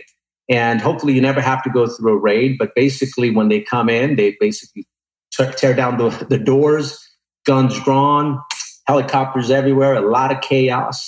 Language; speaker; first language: English; native; English